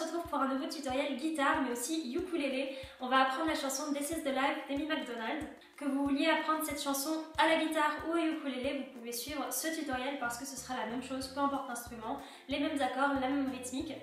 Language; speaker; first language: French; native; French